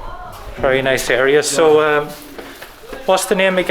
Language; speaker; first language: English; native; English